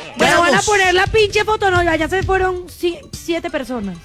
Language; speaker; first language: Spanish; native; Spanish